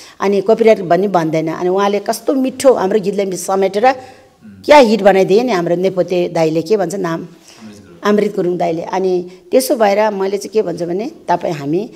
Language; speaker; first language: Nepali; non-native, local second language; Eastern Tamang